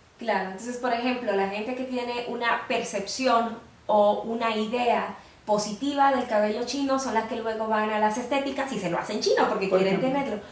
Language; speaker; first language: Spanish; native; Spanish